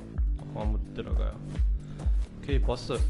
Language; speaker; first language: Korean; non-native, fluent; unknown